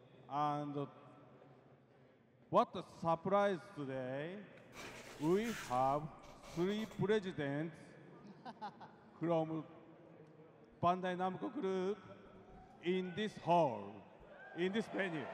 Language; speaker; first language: English; non-native, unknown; Japanese